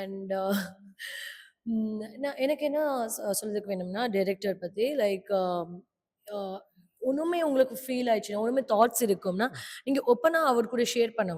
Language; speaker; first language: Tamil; non-native, learner; Malayalam